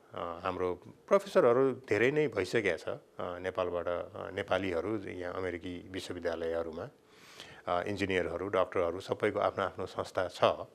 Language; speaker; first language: Nepali; native; Nepali